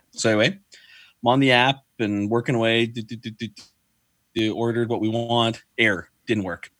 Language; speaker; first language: English; native; English